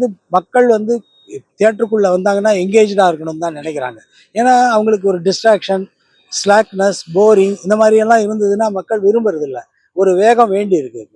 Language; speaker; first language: Tamil; native; Tamil